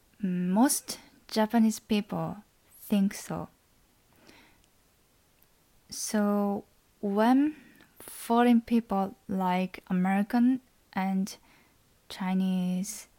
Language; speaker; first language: English; non-native, learner; Japanese